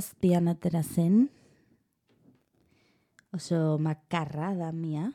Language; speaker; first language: Basque; non-native, learner; Spanish